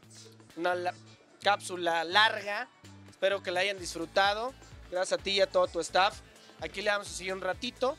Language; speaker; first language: Spanish; native; Spanish